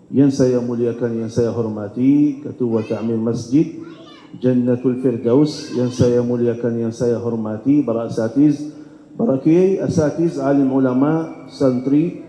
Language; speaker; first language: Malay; non-native, fluent; Arabic